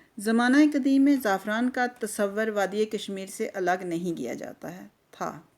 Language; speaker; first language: Urdu; non-native, local second language; Kashmiri